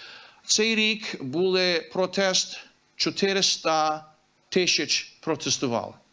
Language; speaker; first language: Ukrainian; early bilingual, heritage; Ukrainian